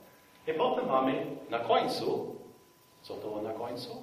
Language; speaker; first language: Polish; non-native, fluent; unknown